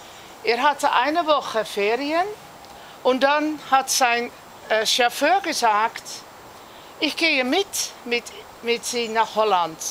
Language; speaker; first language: German; non-native, learner; Dutch